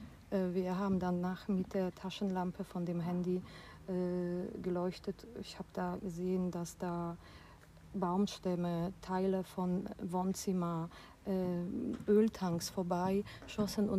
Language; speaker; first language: German; non-native, fluent; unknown